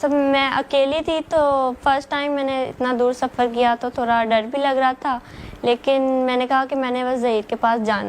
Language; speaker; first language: Urdu; native; Urdu